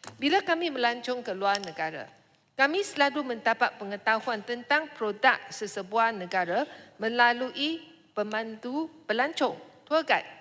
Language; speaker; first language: Malay; non-native, local second language; Chinese